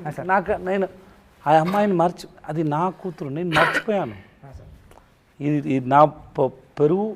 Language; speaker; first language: Telugu; non-native, learner; Tamil